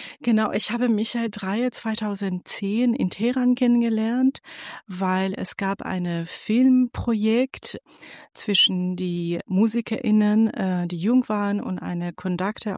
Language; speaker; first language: German; non-native, fluent; Persian